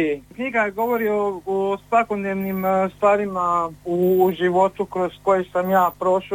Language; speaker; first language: Serbian; native; Serbian